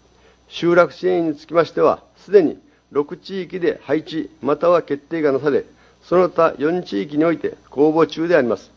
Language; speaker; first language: Japanese; native; Japanese